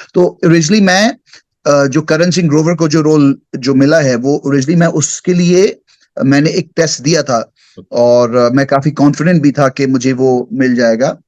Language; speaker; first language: Hindi; early bilingual, heritage; Hindi